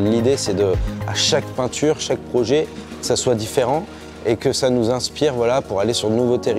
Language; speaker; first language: French; native; French